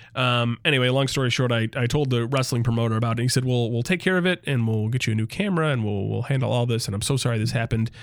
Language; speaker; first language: English; native; English